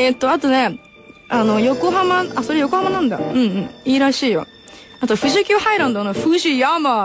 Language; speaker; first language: Japanese; early bilingual, heritage; Japanese